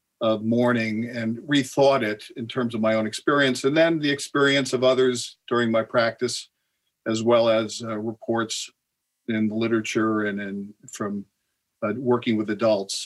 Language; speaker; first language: English; native; English